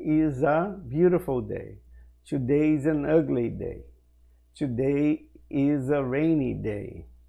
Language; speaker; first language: English; non-native, fluent; Portuguese